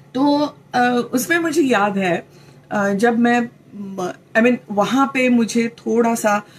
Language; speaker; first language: Hindi; non-native, local second language; Marathi